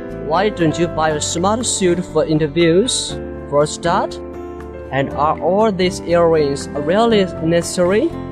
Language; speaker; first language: English; non-native, fluent; Chinese